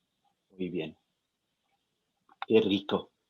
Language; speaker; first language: Spanish; non-native, fluent; Portuguese